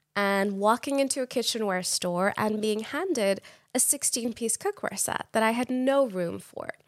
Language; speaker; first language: English; non-native, local second language; Urdu